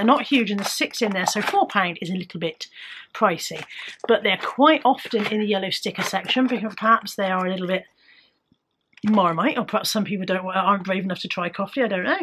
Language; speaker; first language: English; native; English